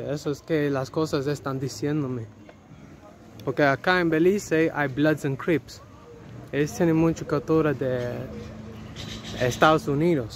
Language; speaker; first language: Spanish; non-native, learner; English